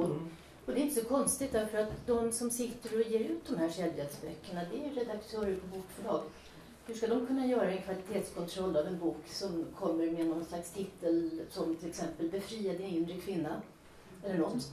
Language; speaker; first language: Swedish; native; Swedish